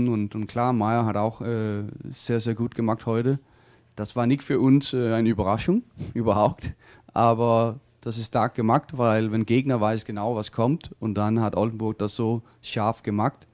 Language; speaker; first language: German; non-native, fluent; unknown